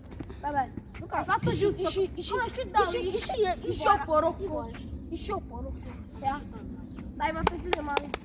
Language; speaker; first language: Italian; early bilingual, other home language; Igbo